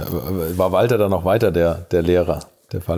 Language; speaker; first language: German; native; German